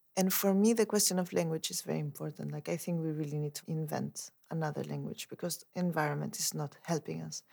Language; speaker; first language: English; non-native, fluent; Spanish